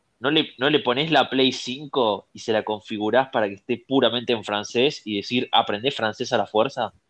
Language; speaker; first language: Spanish; native; Spanish